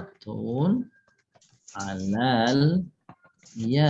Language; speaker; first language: Arabic; non-native, fluent; Indonesian